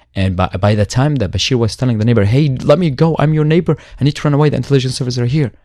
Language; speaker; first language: English; non-native, fluent; Arabic